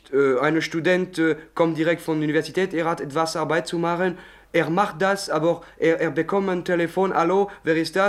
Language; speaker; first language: German; non-native, learner; French